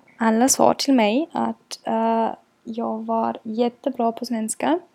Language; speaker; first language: Swedish; non-native, learner; German